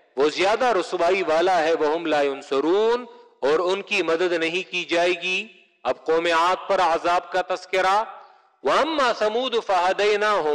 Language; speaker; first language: Urdu; non-native, local second language; Pashto